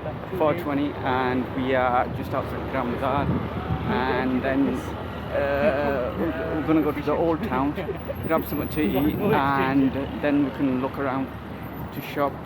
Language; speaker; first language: English; early bilingual, heritage; Bangla